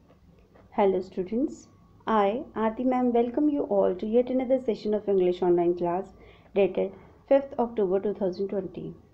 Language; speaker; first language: English; non-native, local second language; Hindi